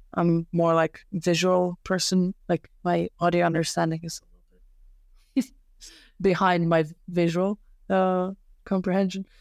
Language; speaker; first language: English; non-native, fluent; Serbian